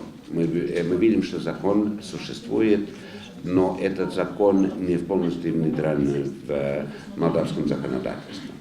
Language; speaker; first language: Russian; non-native, fluent; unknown